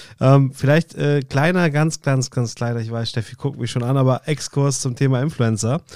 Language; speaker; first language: German; native; German